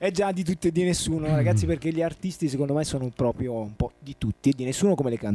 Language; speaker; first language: Italian; native; Italian